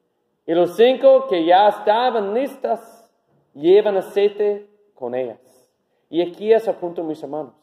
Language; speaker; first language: Spanish; non-native, learner; English